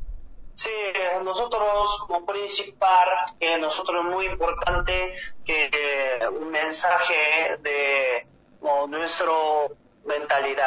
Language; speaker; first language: Spanish; non-native, learner; Korean